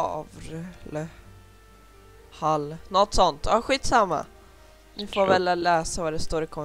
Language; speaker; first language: Swedish; native; Swedish